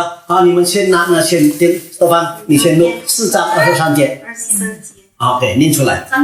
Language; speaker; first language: Chinese; early bilingual, heritage; Chinese